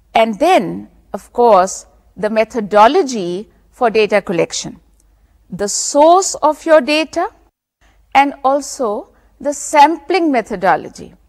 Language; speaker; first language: English; non-native, local second language; Urdu